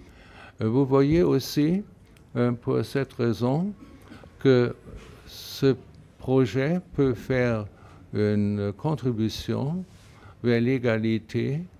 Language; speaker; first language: French; non-native, fluent; German